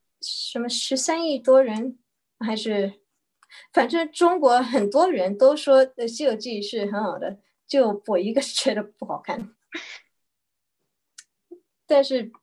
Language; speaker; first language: Chinese; early bilingual, heritage; Chinese